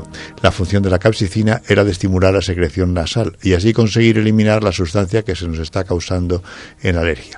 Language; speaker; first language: Spanish; native; Spanish